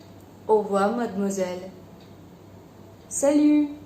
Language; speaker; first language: French; non-native, fluent; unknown